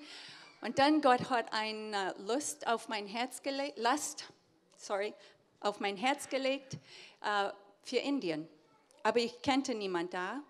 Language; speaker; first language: German; early bilingual, heritage; English